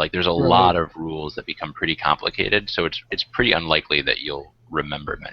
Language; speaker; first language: English; native; English